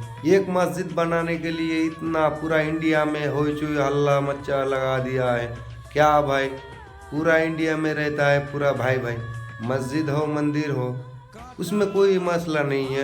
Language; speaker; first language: Hindi; non-native, local second language; Bangla